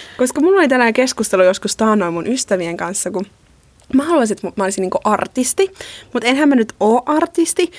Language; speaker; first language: Finnish; native; Finnish